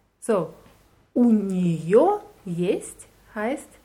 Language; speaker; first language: German; non-native, fluent; Russian